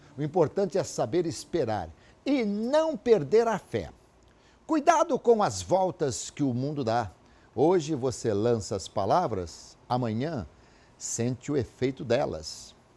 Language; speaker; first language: Portuguese; native; Portuguese